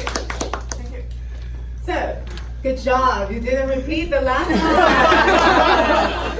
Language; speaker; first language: English; non-native, fluent; Chinese